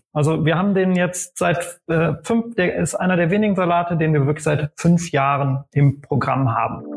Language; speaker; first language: German; native; German